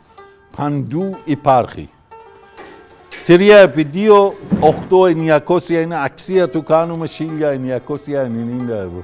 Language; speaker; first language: Greek; non-native, learner; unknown